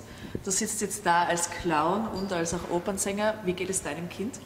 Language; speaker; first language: German; native; German